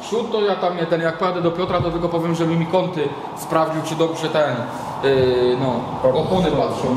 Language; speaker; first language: Polish; native; Polish